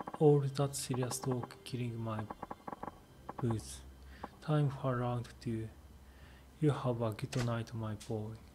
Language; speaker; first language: English; non-native, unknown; Japanese